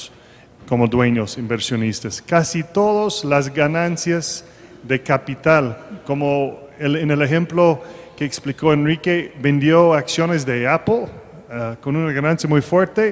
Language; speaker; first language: Spanish; non-native, fluent; English